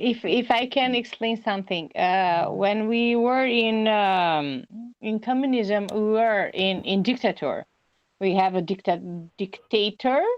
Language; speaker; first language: English; non-native, learner; Albanian